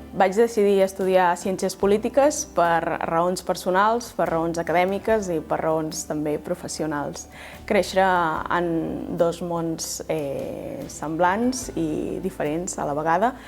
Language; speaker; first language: Catalan; early bilingual, other home language; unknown